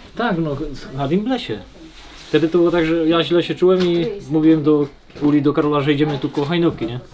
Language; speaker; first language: Polish; native; Polish